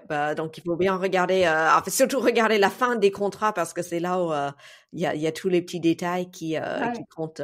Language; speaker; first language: French; non-native, fluent; English